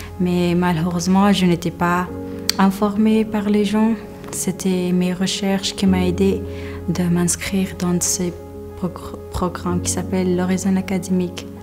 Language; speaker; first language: French; non-native, learner; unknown